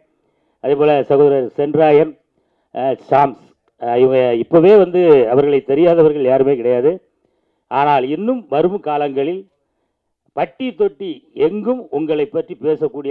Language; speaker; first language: Tamil; native; Tamil